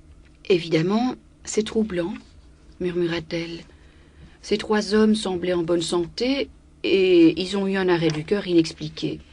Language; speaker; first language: French; native; French